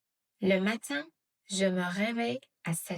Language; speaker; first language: French; non-native, fluent; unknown